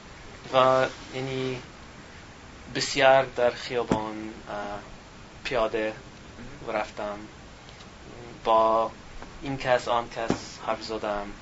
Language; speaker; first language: Persian; non-native, learner; English